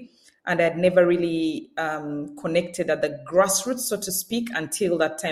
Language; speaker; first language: English; non-native, local second language; Ganda